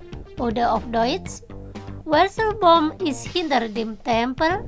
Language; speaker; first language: German; non-native, fluent; Indonesian